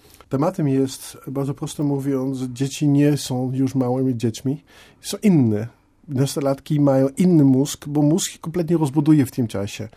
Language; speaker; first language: Polish; non-native, fluent; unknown